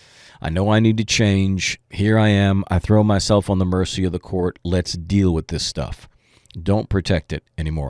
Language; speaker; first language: English; native; English